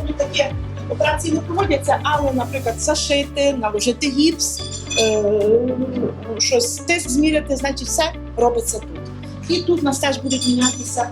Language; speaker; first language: Ukrainian; native; Ukrainian